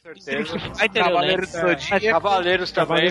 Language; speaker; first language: Portuguese; native; Portuguese